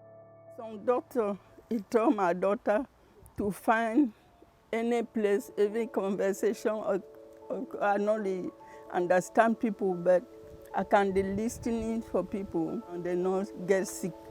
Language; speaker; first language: English; non-native, learner; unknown